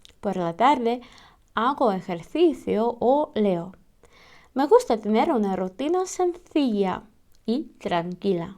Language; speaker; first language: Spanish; non-native, fluent; Ukrainian